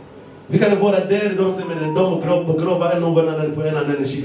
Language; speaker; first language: Swedish; non-native, learner; Lingala